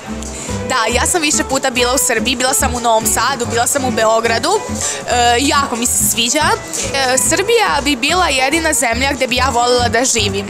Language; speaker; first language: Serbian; early bilingual, heritage; Serbian